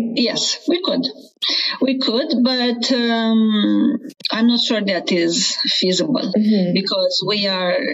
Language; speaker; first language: English; non-native, fluent; Romanian